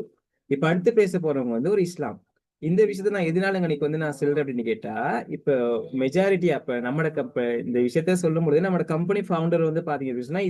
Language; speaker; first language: Tamil; native; Tamil